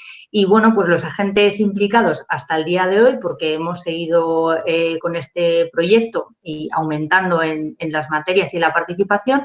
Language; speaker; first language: Spanish; native; Spanish